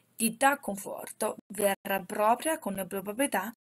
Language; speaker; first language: Italian; non-native, fluent; Chinese